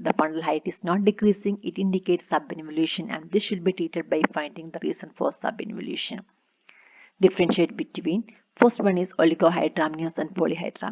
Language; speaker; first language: English; non-native, local second language; Malayalam